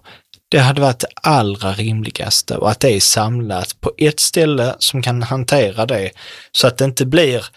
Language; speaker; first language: Swedish; native; Swedish